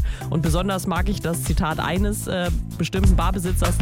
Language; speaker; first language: German; native; German